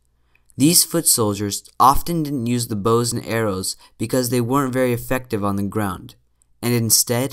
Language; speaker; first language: English; native; English